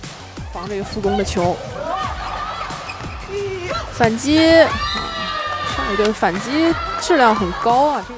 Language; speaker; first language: Chinese; native; Chinese